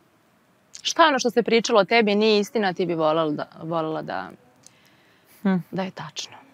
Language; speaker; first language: Serbian; native; Serbian